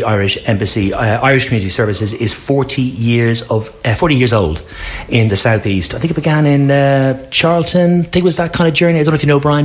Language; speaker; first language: English; native; English